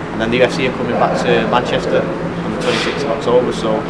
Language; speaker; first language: English; native; English